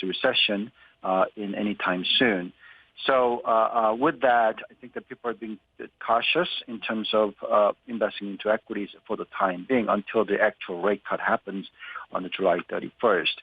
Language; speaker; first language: English; non-native, fluent; Korean